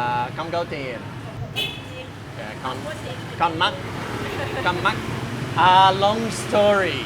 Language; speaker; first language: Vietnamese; non-native, learner; English